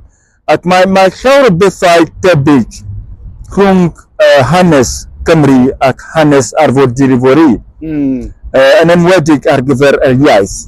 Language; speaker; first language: Welsh; non-native, fluent; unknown